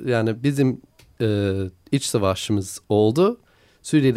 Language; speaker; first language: Turkish; non-native, learner; English